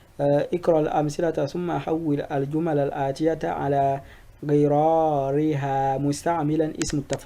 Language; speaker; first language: Arabic; non-native, fluent; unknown